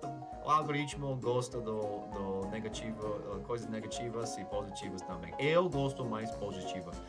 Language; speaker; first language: Portuguese; non-native, fluent; English